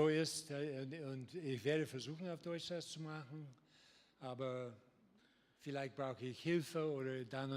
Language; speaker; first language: German; non-native, learner; English